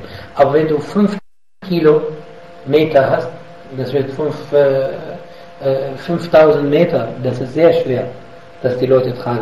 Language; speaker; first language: German; non-native, fluent; Arabic